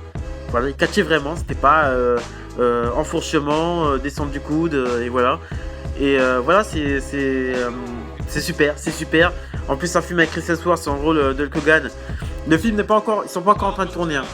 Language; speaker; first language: French; native; French